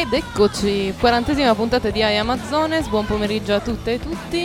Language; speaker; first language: Italian; native; Italian